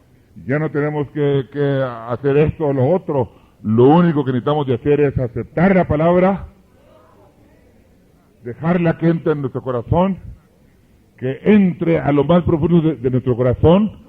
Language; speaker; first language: Spanish; early bilingual, heritage; Spanish